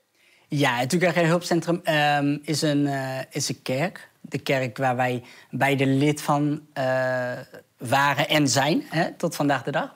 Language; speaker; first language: Dutch; early bilingual, other home language; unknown